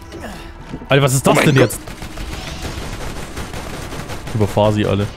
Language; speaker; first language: German; native; German